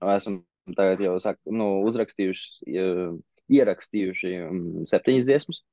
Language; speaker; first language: Latvian; early bilingual, heritage; Latvian